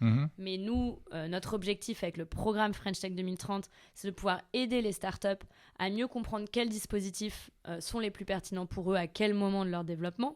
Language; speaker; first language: French; native; French